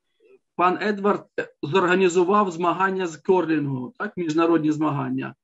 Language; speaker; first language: Ukrainian; native; Ukrainian